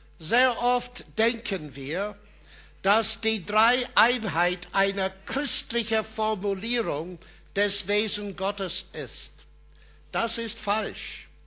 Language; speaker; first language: German; non-native, fluent; English